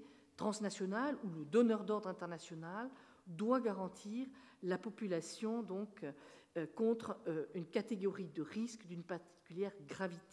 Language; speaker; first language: French; native; French